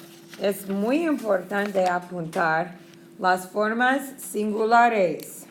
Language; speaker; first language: Spanish; non-native, fluent; English